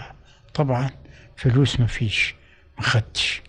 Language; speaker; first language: Arabic; native; Arabic